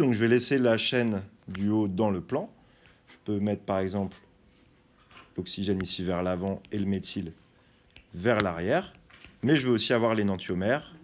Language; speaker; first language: French; native; French